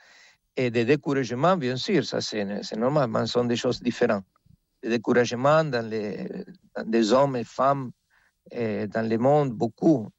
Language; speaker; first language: French; non-native, fluent; Spanish